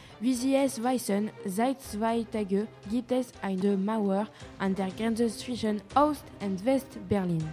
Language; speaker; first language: German; non-native, learner; French